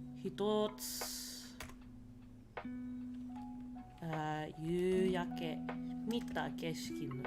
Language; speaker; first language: Japanese; non-native, learner; English